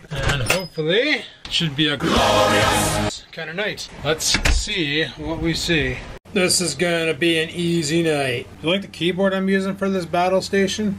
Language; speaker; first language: English; native; English